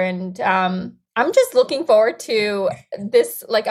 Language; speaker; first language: English; non-native, local second language; Bangla